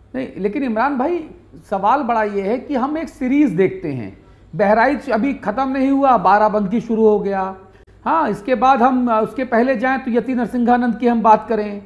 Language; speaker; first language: Hindi; native; Hindi